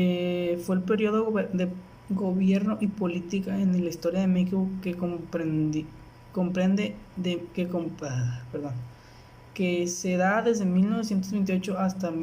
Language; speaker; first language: Spanish; native; Spanish